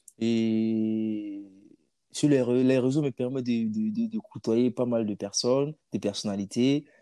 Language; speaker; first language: French; non-native, local second language; Mossi